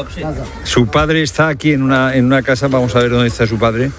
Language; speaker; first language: Spanish; native; Spanish